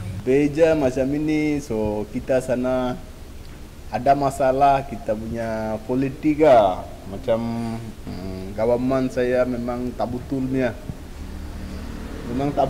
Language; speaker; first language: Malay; non-native, learner; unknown